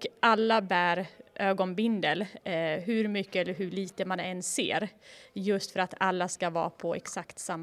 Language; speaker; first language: Swedish; native; Swedish